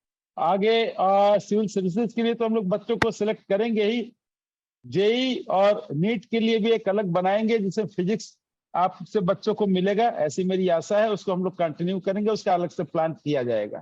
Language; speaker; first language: Hindi; native; Hindi